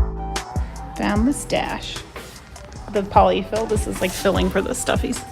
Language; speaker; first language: English; native; English